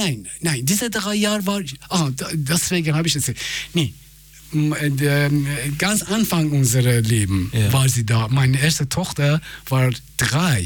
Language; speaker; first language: German; non-native, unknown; Persian